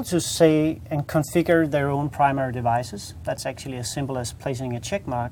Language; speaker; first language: English; non-native, fluent; Danish